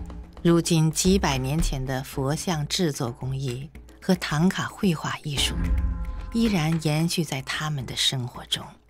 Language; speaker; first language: Chinese; native; Chinese